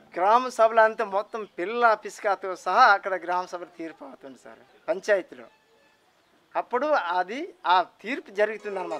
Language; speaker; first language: Telugu; non-native, local second language; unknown